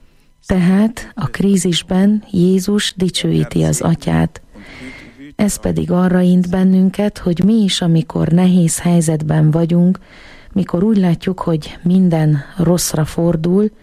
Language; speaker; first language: Hungarian; native; Hungarian